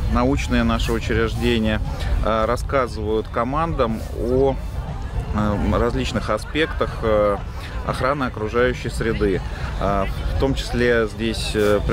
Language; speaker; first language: Russian; native; Russian